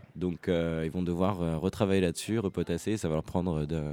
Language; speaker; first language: French; native; French